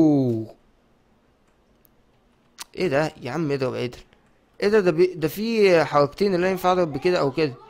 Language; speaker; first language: Arabic; native; Arabic